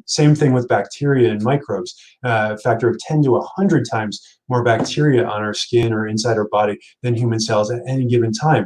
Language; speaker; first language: English; native; English